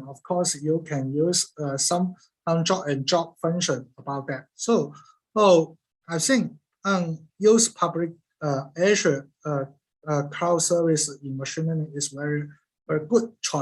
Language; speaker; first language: English; non-native, learner; Cantonese